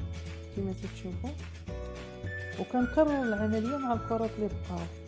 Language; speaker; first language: Arabic; native; Arabic